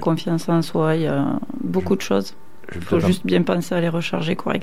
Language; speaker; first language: French; native; French